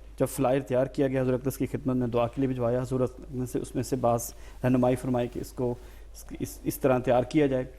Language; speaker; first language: Urdu; native; Urdu